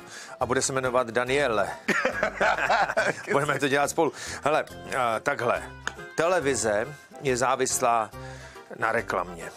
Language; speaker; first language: Czech; native; Czech